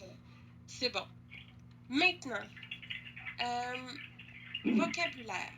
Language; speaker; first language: French; native; French